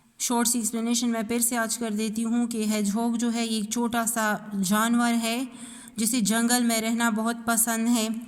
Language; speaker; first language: Urdu; non-native, local second language; Pashto